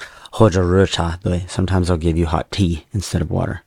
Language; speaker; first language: English; native; English